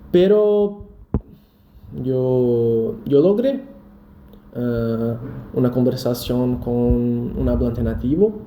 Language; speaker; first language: Spanish; non-native, learner; Portuguese